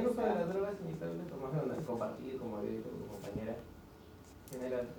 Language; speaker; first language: Spanish; native; Spanish